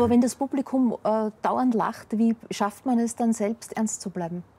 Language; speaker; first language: German; native; German